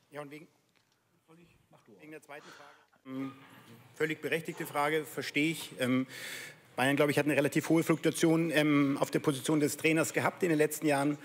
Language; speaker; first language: German; native; German